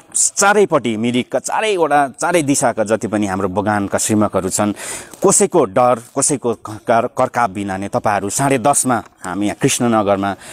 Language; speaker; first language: Nepali; native; Nepali